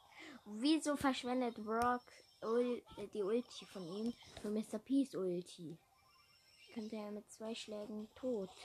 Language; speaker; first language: German; native; German